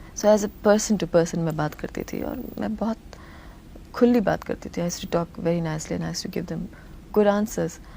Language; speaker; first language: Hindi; non-native, local second language; Tamil